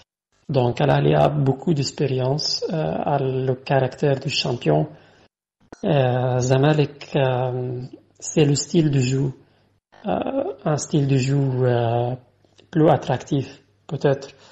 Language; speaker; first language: French; non-native, fluent; Arabic